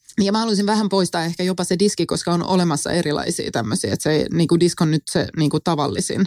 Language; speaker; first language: Finnish; non-native, local second language; Swedish